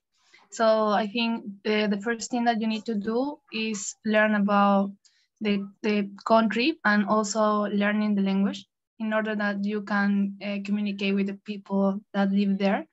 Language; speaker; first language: English; non-native, learner; Spanish